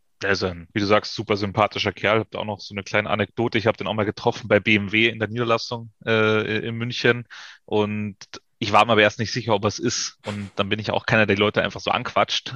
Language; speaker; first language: German; native; German